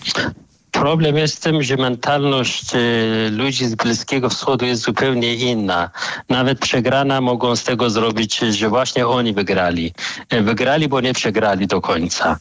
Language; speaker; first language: Polish; non-native, fluent; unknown